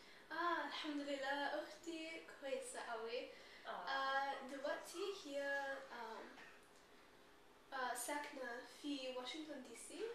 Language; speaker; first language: Arabic; non-native, learner; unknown